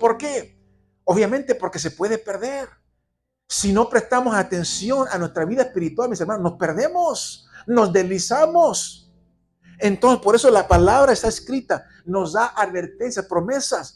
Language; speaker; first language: Spanish; native; Spanish